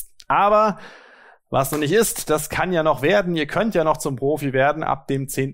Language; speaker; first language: German; native; German